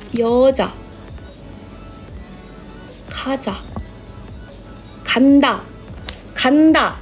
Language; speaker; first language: Korean; non-native, learner; Thai